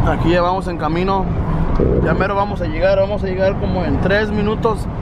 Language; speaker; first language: Spanish; early bilingual, heritage; Spanish